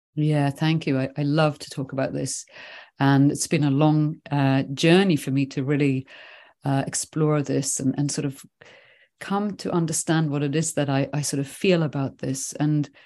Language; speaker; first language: English; early bilingual, other home language; Swedish